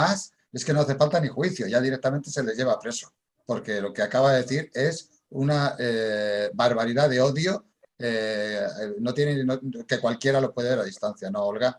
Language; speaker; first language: Spanish; native; Spanish